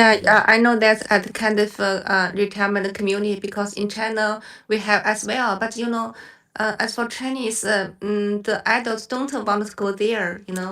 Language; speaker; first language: English; non-native, learner; Chinese